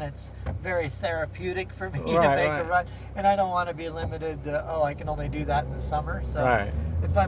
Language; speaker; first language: English; native; English